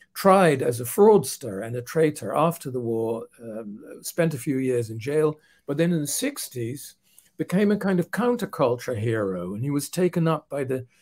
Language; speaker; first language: English; non-native, fluent; Dutch